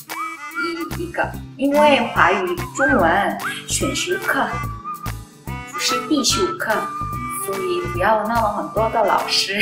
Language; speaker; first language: Chinese; non-native, learner; Korean